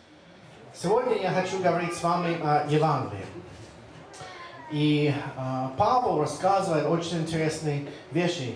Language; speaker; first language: Russian; non-native, fluent; English